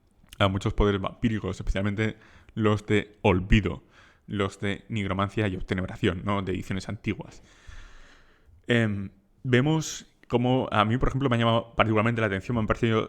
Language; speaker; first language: Spanish; native; Spanish